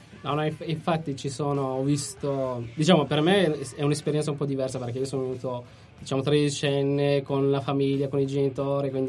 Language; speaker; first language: Italian; non-native, fluent; Arabic